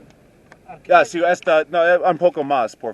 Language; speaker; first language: Spanish; non-native, learner; English